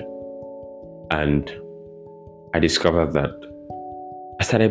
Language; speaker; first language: English; non-native, local second language; Yoruba